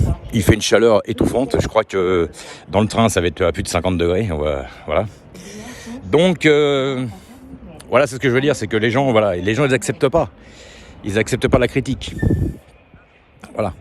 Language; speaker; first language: French; native; French